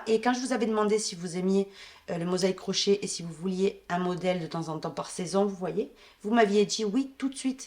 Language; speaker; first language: French; native; French